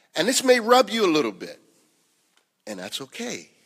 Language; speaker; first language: English; native; English